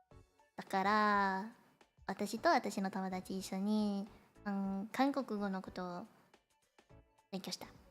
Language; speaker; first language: Japanese; non-native, learner; Cantonese